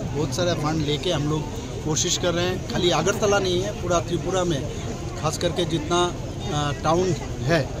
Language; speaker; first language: Hindi; non-native, local second language; Bangla